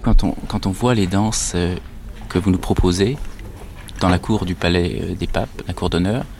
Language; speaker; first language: French; native; French